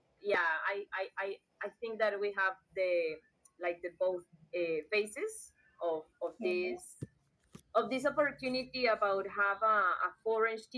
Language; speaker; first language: English; non-native, fluent; Spanish